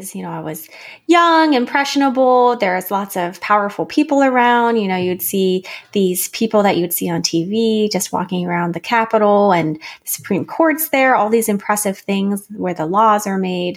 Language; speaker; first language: English; native; English